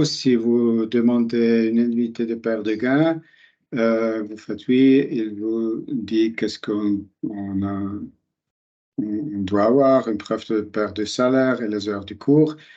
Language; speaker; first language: French; non-native, local second language; German